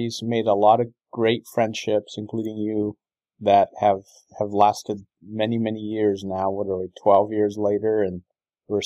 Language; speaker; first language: English; non-native, fluent; Portuguese